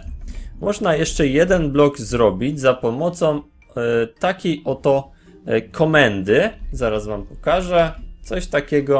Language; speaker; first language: Polish; native; Polish